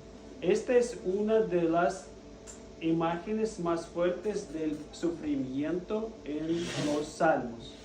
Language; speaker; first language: Spanish; non-native, fluent; Russian